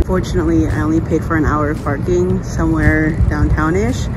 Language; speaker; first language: English; native; English